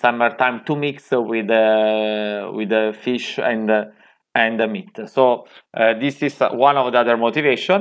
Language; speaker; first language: English; non-native, fluent; Italian